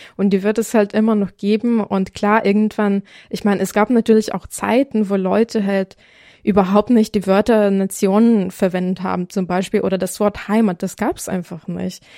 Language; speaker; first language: German; non-native, fluent; Ukrainian